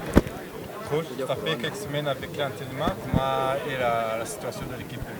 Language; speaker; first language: French; non-native, local second language; Kinyarwanda